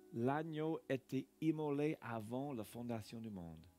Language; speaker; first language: French; non-native, fluent; English